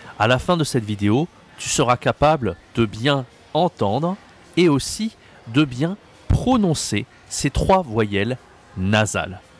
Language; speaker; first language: French; native; French